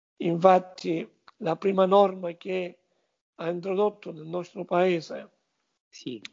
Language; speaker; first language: Italian; native; Italian